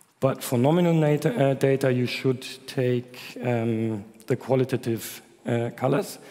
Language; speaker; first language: English; non-native, fluent; German